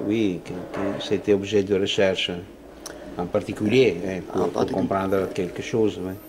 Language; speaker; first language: French; non-native, fluent; Italian